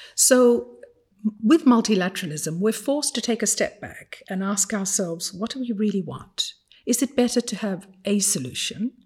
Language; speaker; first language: English; non-native, fluent; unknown